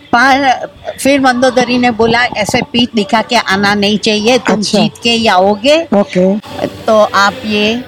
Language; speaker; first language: Hindi; non-native, local second language; Marathi